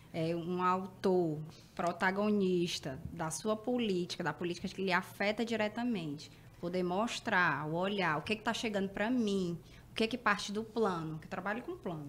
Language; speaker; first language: Portuguese; native; Portuguese